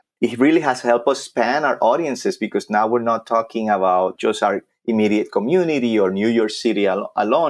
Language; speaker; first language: English; non-native, fluent; Spanish